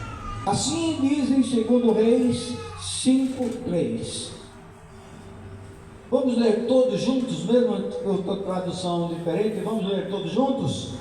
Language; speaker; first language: Portuguese; native; Portuguese